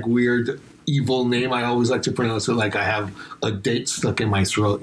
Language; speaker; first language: English; non-native, fluent; Spanish